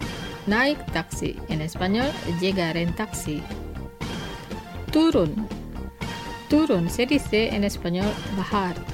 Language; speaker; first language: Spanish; non-native, fluent; Indonesian